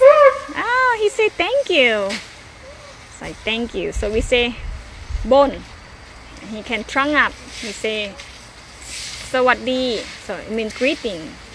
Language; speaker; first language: English; non-native, learner; Thai